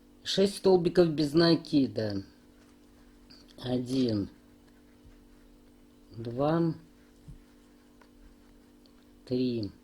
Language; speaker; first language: Russian; native; Russian